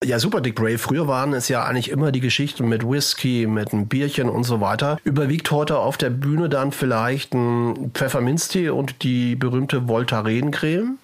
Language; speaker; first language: German; native; German